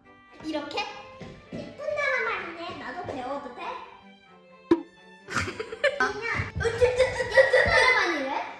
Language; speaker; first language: Korean; early bilingual, heritage; Korean